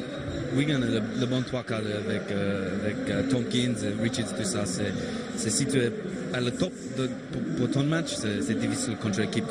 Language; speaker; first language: French; non-native, learner; English